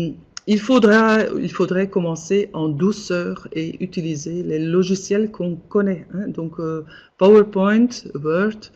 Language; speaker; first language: French; non-native, local second language; Dutch